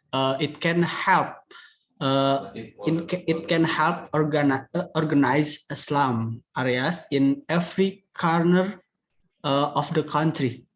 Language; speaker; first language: English; non-native, learner; Indonesian